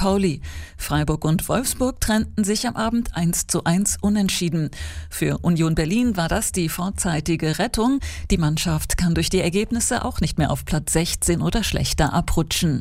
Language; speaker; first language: German; native; German